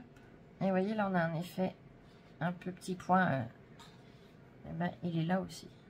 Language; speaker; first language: French; native; French